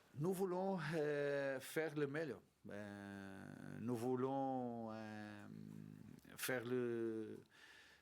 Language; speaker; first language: French; non-native, learner; Portuguese